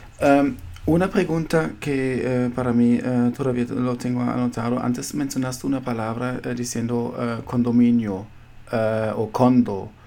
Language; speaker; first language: Spanish; non-native, fluent; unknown